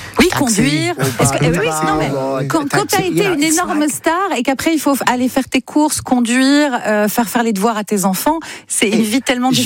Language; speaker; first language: French; native; French